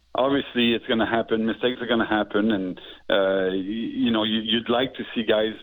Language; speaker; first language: English; native; English